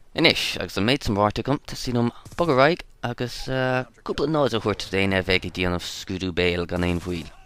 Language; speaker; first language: Irish; non-native, local second language; English